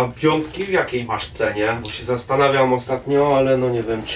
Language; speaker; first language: Polish; native; Polish